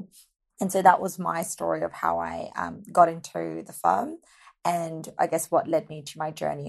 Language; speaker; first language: English; native; English